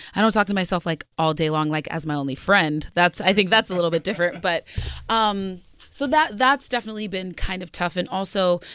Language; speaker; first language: English; native; English